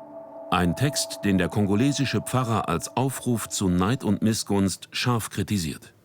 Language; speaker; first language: German; native; German